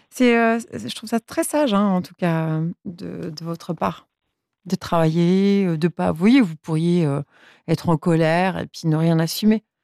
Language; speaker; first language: French; native; French